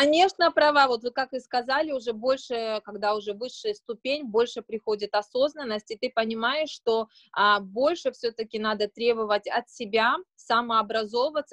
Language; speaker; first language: Russian; native; Russian